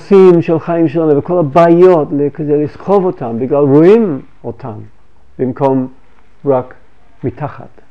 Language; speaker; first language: Hebrew; non-native, fluent; English